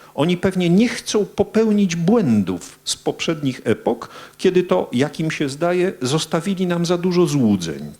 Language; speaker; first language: Polish; native; Polish